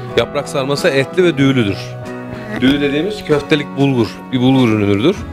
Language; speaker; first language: Turkish; native; Turkish